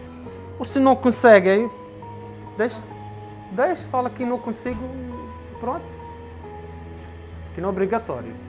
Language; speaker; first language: Portuguese; non-native, fluent; Arabic